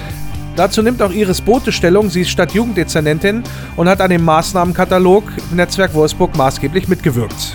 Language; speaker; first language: German; native; German